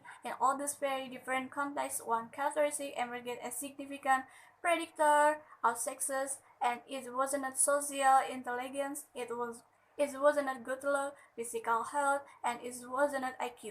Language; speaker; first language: English; non-native, learner; Indonesian